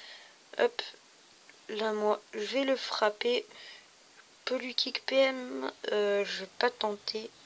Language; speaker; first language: French; native; French